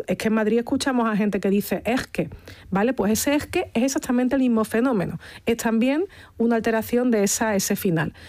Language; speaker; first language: Spanish; native; Spanish